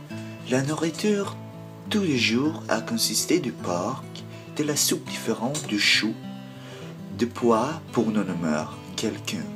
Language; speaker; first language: French; non-native, learner; Swedish